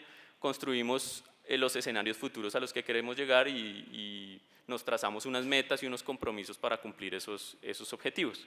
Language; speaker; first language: Spanish; native; Spanish